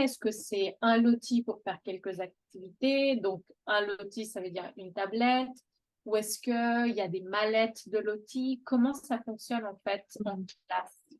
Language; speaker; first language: French; native; French